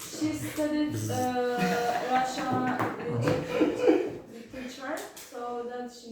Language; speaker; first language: English; non-native, learner; Turkish